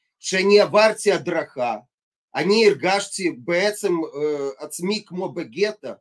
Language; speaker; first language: Hebrew; non-native, fluent; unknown